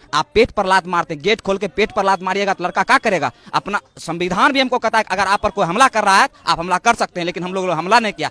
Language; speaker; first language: Hindi; native; Hindi